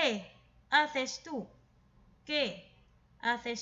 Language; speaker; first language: Spanish; non-native, fluent; Filipino